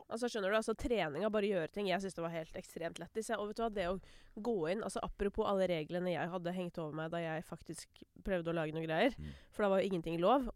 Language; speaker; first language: Norwegian; native; Norwegian